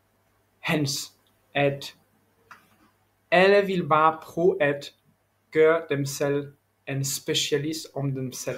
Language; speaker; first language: Danish; non-native, learner; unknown